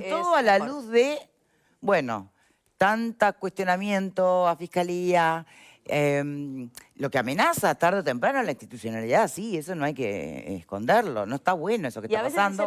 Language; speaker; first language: Spanish; native; Spanish